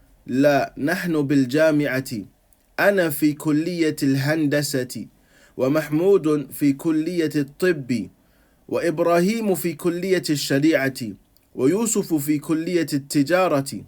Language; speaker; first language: Arabic; non-native, fluent; English